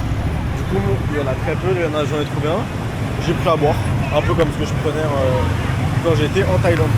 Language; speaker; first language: French; native; French